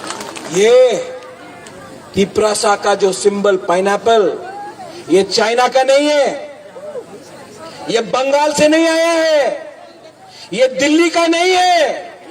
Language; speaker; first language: Hindi; non-native, local second language; Kok Borok